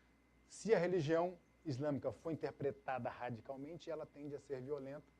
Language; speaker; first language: Portuguese; native; Portuguese